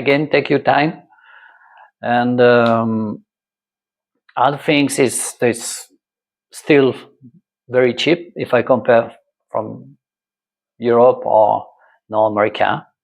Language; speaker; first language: English; non-native, learner; French